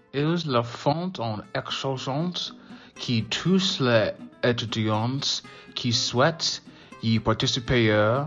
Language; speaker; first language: French; non-native, learner; English